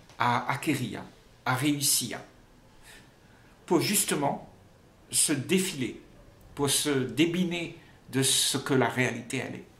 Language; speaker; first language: French; native; French